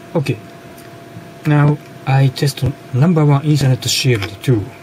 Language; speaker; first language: English; non-native, learner; Japanese